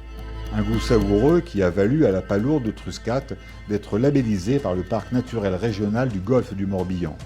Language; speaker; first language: French; native; French